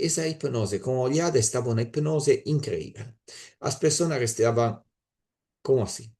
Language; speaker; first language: Spanish; non-native, learner; Italian